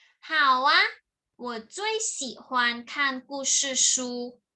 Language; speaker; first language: Chinese; non-native, fluent; Thai